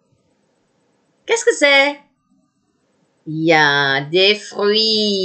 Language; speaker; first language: French; non-native, fluent; Indonesian